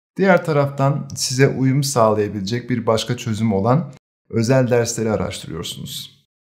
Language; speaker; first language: Turkish; native; Turkish